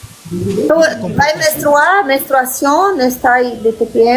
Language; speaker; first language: Spanish; non-native, learner; Portuguese